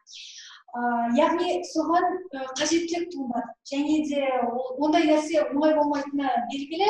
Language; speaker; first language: Kazakh; non-native, local second language; Russian